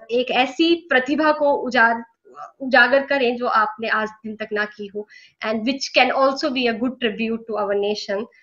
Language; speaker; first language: Hindi; native; Hindi